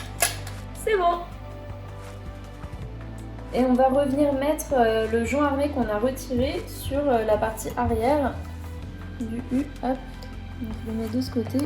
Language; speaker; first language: French; native; French